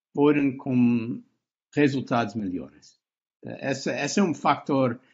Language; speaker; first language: Portuguese; non-native, fluent; English